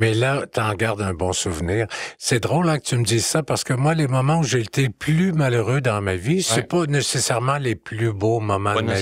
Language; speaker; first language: French; native; French